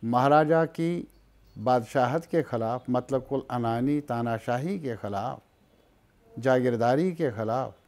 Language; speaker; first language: Urdu; non-native, local second language; Kashmiri